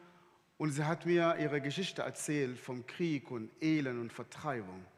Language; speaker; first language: German; non-native, fluent; Arabic